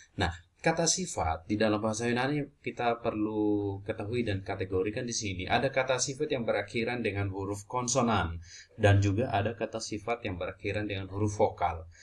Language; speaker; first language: Indonesian; native; Indonesian